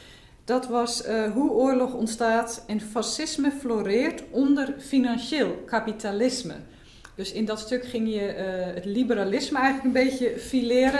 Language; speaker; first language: Dutch; native; Dutch